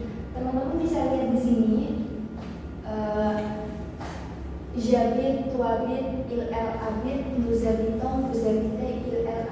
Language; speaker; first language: French; non-native, learner; Indonesian